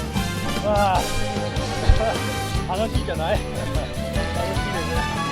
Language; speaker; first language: Japanese; non-native, learner; Chinese